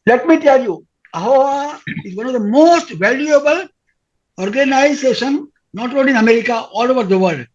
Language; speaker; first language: English; non-native, local second language; Gujarati